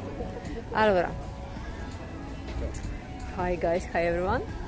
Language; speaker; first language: English; non-native, learner; Italian